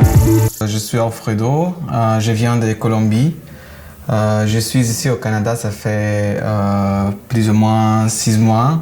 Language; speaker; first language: French; non-native, learner; Spanish